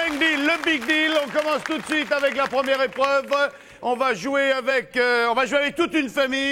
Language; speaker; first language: French; native; French